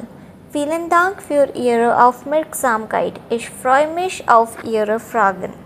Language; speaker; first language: German; non-native, learner; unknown